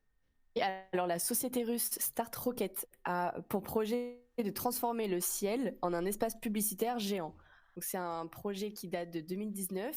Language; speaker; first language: French; native; French